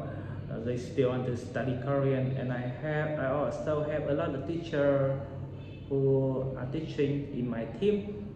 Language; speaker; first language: English; non-native, learner; Vietnamese